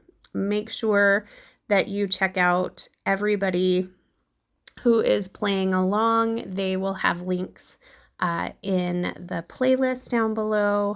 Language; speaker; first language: English; native; English